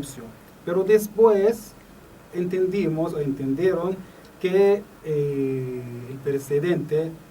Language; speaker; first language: Spanish; non-native, learner; Arabic